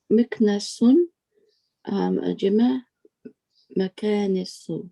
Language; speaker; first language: Arabic; non-native, learner; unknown